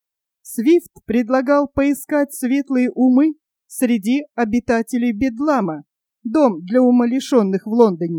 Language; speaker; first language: Russian; native; Russian